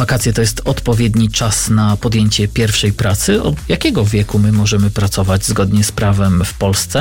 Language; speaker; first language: Polish; native; Polish